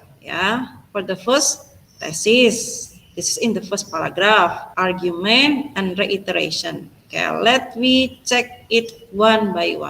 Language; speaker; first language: English; non-native, fluent; Indonesian